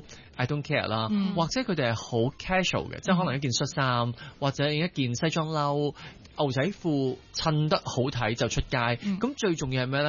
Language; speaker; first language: Cantonese; native; Cantonese